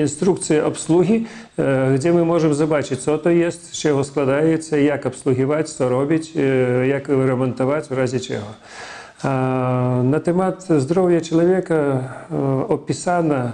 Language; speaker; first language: Polish; non-native, fluent; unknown